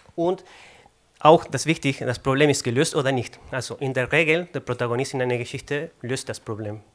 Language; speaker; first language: German; non-native, fluent; Spanish